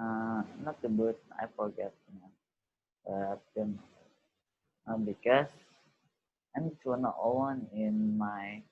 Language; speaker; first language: English; non-native, learner; Indonesian